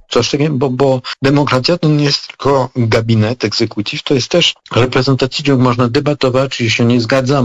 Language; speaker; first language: Polish; non-native, fluent; French